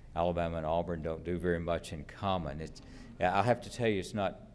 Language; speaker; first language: English; native; English